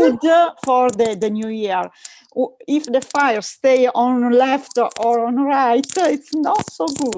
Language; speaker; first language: English; non-native, learner; Italian